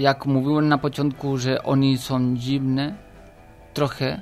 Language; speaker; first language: Polish; non-native, learner; Spanish